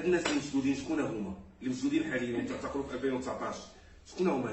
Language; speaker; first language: Arabic; native; Arabic